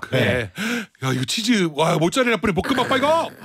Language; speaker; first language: Korean; native; Korean